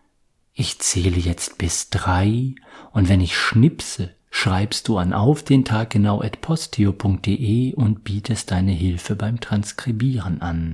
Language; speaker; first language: German; native; German